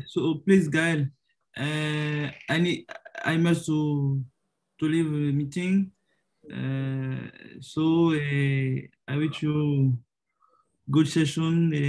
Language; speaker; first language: English; non-native, learner; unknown